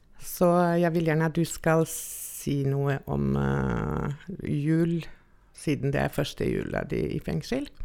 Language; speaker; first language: Norwegian; non-native, fluent; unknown